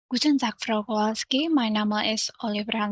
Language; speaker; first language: German; non-native, fluent; Indonesian